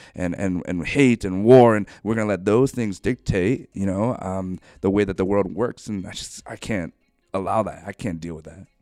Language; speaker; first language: English; native; English